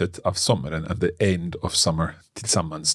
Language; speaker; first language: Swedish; non-native, learner; English